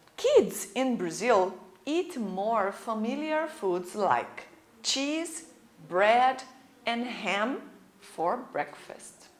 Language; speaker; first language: English; non-native, fluent; Portuguese